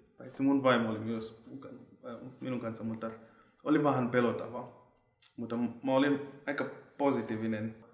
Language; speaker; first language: Finnish; non-native, fluent; Shona